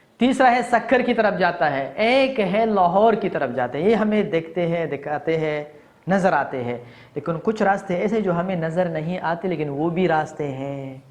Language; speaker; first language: Urdu; non-native, local second language; Pashto